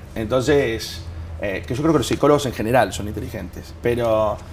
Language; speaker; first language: Spanish; native; Spanish